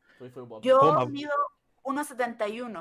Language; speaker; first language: Portuguese; non-native, learner; Spanish